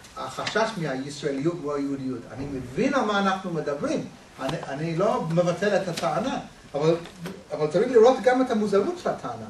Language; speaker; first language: Hebrew; non-native, fluent; English